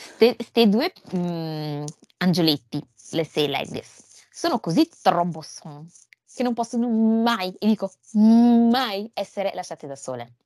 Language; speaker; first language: Italian; early bilingual, heritage; Italian